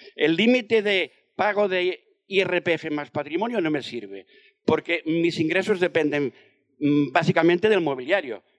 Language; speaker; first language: Spanish; non-native, fluent; French